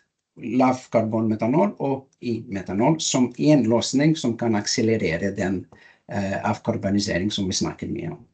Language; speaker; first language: Norwegian; non-native, learner; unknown